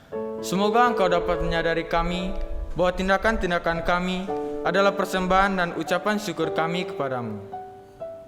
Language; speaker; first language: Indonesian; native; Indonesian